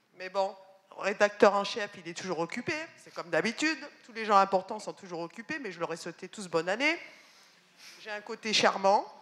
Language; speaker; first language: French; native; French